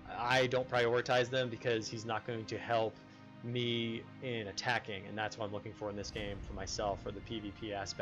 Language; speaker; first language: English; native; English